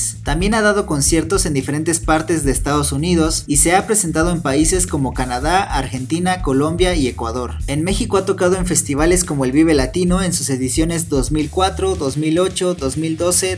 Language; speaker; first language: Spanish; native; Spanish